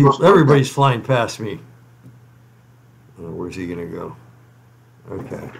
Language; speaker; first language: English; native; English